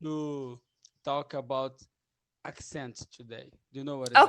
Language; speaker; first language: English; non-native, learner; Portuguese